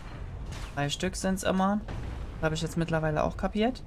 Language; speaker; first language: German; native; German